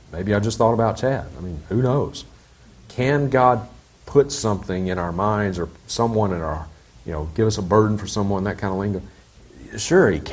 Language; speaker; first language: English; native; English